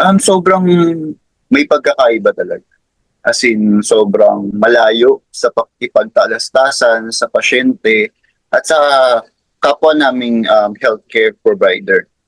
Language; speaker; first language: Filipino; native; Filipino